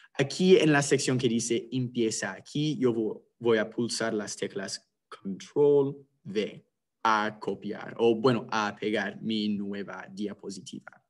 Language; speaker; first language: Spanish; non-native, fluent; English